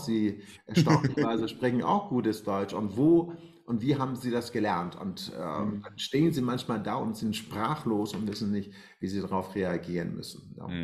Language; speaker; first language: German; non-native, fluent; Persian